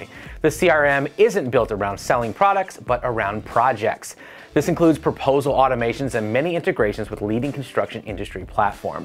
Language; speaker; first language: English; native; English